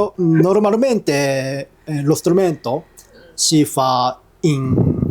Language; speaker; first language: Italian; non-native, learner; Japanese